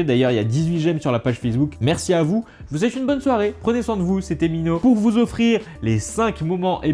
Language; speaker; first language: French; native; French